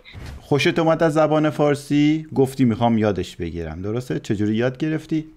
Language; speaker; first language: Persian; native; Persian